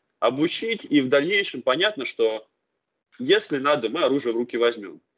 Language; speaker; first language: Russian; native; Russian